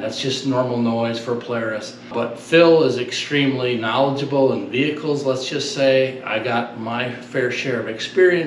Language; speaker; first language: English; native; English